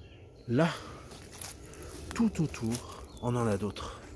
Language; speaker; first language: French; native; French